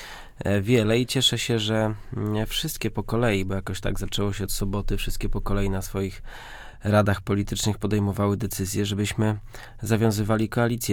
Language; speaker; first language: Polish; native; Polish